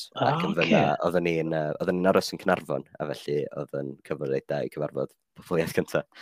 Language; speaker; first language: Welsh; non-native, fluent; Finnish